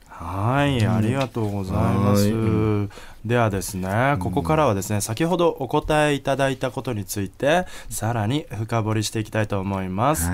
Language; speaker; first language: Japanese; native; Japanese